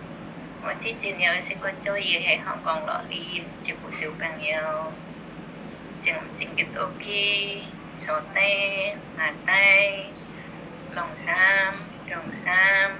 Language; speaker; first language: Cantonese; non-native, learner; Indonesian